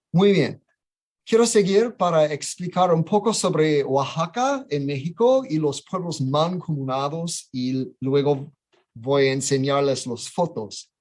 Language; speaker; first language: Spanish; non-native, fluent; English